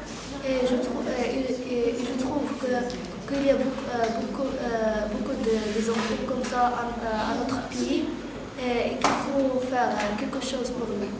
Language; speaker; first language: French; non-native, learner; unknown